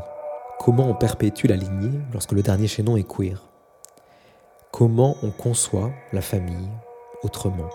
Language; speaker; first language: French; native; French